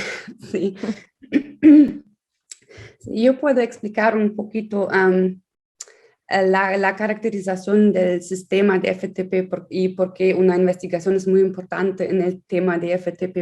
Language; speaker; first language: Spanish; non-native, fluent; German